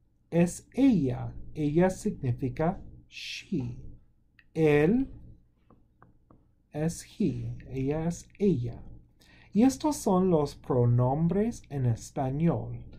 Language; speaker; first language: Spanish; non-native, fluent; English